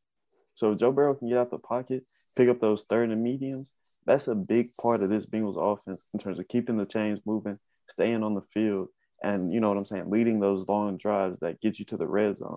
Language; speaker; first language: English; native; English